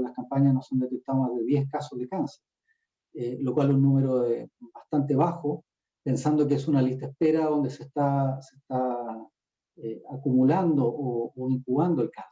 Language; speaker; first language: Spanish; native; Spanish